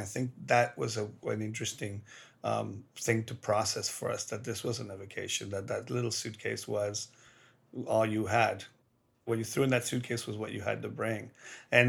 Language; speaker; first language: English; early bilingual, other home language; Spanish